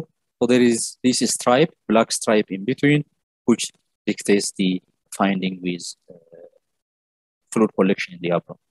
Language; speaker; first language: English; non-native, local second language; Amharic